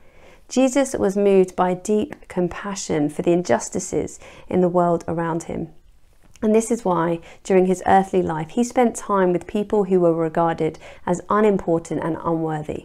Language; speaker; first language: English; native; English